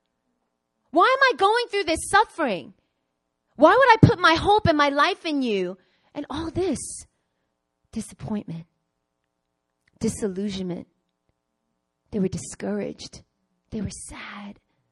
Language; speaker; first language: English; native; English